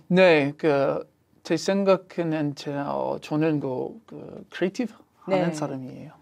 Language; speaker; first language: Korean; non-native, learner; English